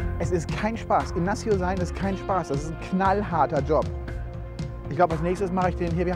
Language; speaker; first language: German; native; German